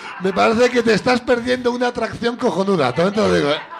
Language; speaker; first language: Spanish; native; Spanish